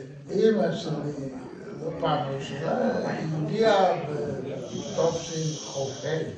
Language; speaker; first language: Hebrew; non-native, fluent; Yiddish